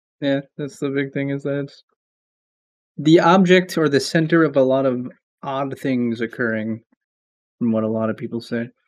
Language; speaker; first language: English; native; English